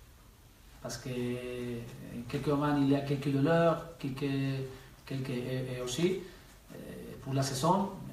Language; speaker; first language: French; non-native, learner; Spanish